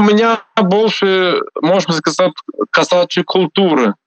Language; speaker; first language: Russian; non-native, learner; Swiss German